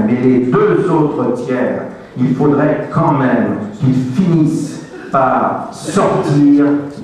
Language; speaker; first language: French; native; French